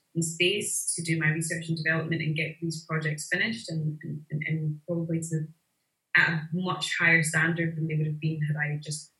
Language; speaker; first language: English; native; English